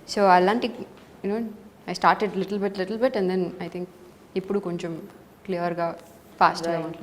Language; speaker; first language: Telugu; non-native, learner; Tamil